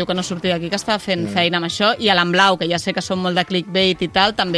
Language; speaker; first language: Catalan; native; Catalan